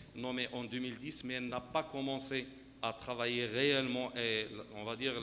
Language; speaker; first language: French; non-native, local second language; Arabic